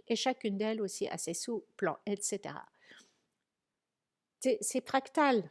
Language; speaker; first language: French; native; French